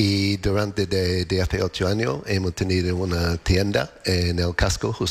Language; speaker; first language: Spanish; non-native, fluent; English